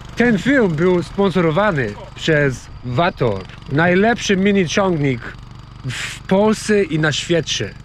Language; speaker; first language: Polish; non-native, learner; English